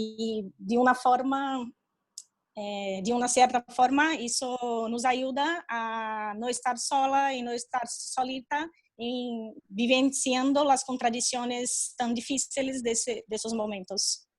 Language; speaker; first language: Spanish; non-native, fluent; Portuguese